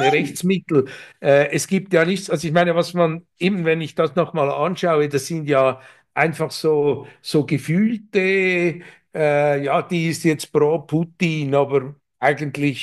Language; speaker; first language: German; native; German